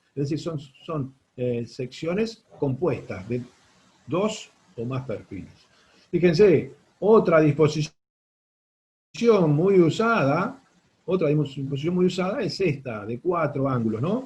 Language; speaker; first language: Spanish; native; Spanish